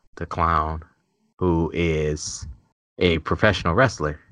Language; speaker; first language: English; native; English